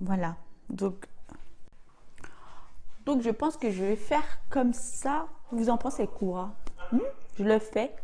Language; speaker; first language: French; native; French